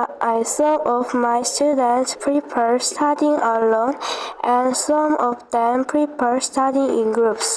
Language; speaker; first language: English; non-native, learner; Korean